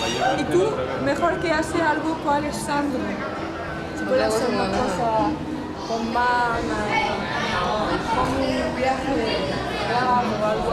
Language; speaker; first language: Spanish; non-native, learner; French